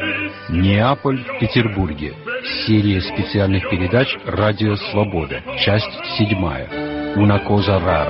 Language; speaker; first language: Russian; non-native, fluent; Italian